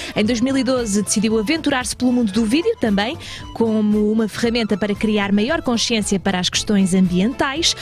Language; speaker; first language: Portuguese; native; Portuguese